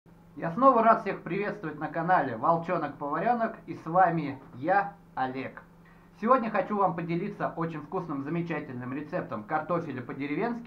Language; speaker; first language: Russian; native; Russian